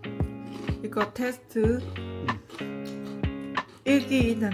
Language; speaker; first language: Korean; non-native, learner; Lao